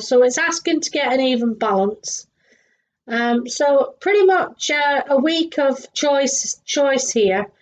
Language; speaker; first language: English; native; English